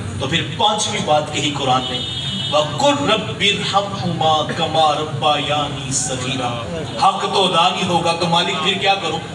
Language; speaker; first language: Urdu; non-native, local second language; Punjabi